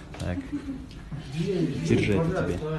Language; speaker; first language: Russian; non-native, local second language; Kyrgyz